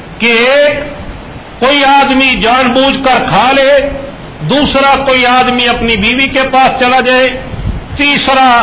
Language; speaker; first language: Urdu; native; Urdu